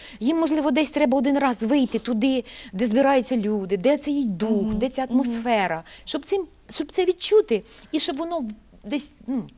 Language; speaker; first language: Ukrainian; native; Ukrainian